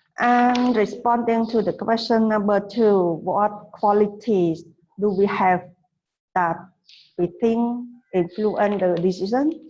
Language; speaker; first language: English; non-native, fluent; Khmer